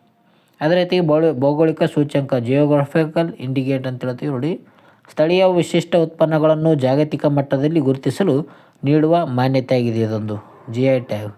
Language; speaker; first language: Kannada; native; Kannada